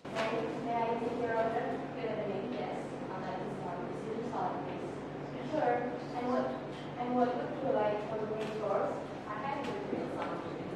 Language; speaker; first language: English; non-native, learner; Indonesian